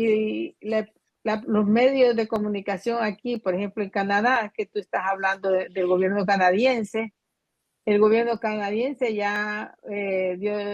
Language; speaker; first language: Spanish; native; Spanish